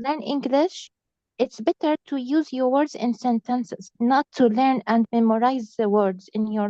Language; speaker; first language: English; non-native, learner; Arabic